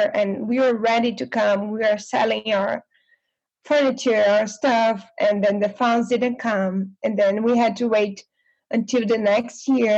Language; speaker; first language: English; non-native, fluent; Portuguese